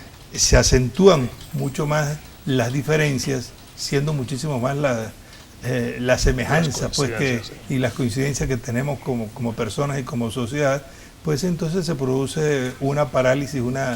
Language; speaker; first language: Spanish; native; Spanish